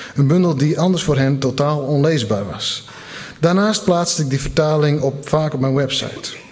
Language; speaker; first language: Dutch; non-native, local second language; Western Frisian